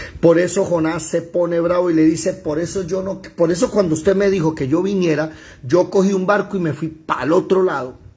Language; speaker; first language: Spanish; native; Spanish